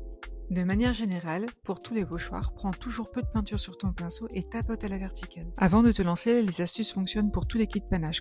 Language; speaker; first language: French; native; French